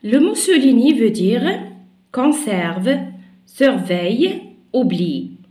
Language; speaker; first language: French; non-native, local second language; Arabic